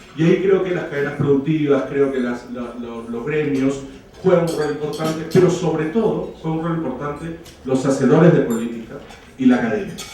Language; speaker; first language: Spanish; native; Spanish